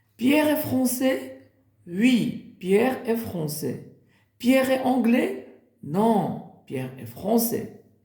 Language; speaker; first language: French; non-native, local second language; Arabic